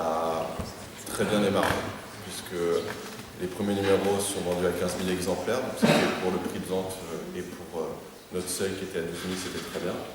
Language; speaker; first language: French; native; French